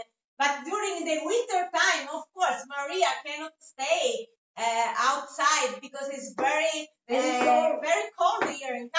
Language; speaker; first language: English; non-native, fluent; Italian